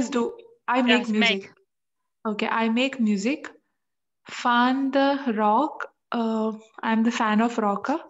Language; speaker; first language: English; non-native, learner; French